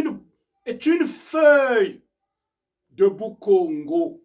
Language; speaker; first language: French; non-native, local second language; Kongo